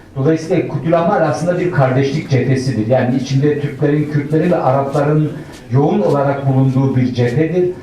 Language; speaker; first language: Turkish; native; Turkish